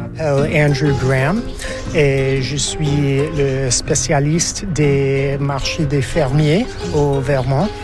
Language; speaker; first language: French; non-native, learner; English